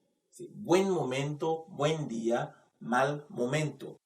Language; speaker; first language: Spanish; non-native, fluent; Haitian Creole